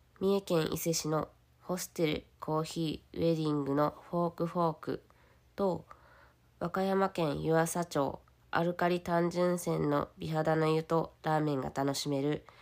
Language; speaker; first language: Japanese; native; Japanese